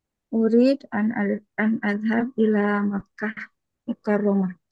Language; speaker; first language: Arabic; non-native, learner; Indonesian